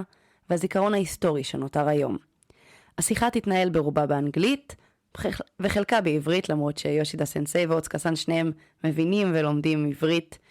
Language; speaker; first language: Hebrew; native; Hebrew